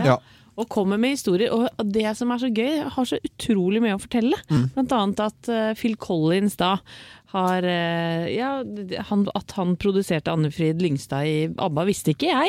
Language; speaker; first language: Norwegian; native; Norwegian